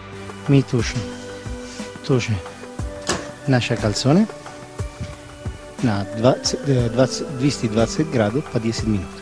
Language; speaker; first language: Russian; non-native, learner; Italian